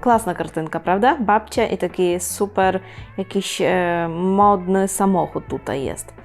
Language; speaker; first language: Polish; non-native, fluent; Ukrainian